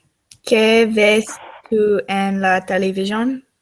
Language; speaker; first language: Spanish; non-native, learner; English